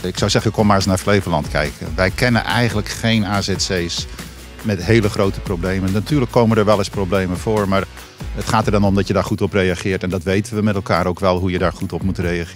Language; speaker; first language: Dutch; native; Dutch